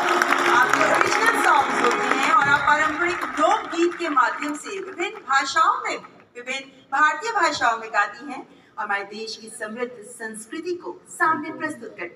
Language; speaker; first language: Hindi; native; Hindi